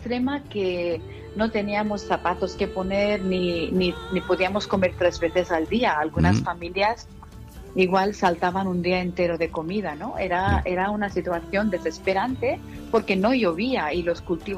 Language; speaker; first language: Spanish; non-native, fluent; Telugu